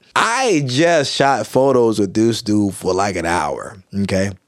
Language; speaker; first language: English; native; English